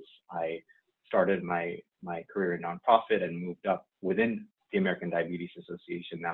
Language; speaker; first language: English; non-native, fluent; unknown